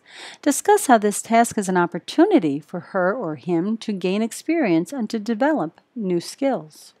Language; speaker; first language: English; native; English